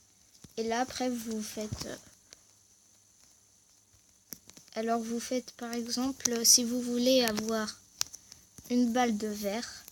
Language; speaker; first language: French; native; French